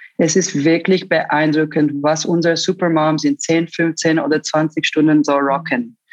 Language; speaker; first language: German; early bilingual, other home language; Turkish